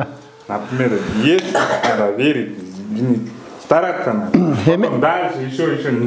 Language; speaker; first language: Russian; non-native, learner; Kyrgyz